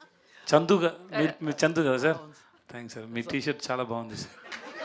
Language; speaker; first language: Telugu; non-native, learner; Tamil